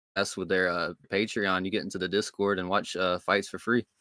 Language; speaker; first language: English; native; English